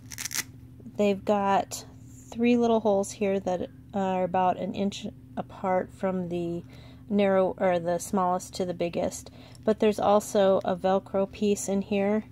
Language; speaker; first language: English; native; English